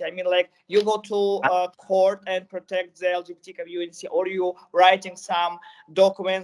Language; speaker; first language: English; non-native, learner; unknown